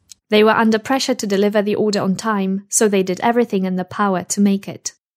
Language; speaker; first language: English; non-native, fluent; Polish